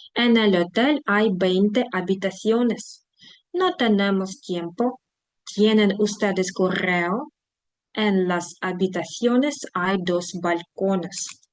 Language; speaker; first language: Spanish; non-native, fluent; Ukrainian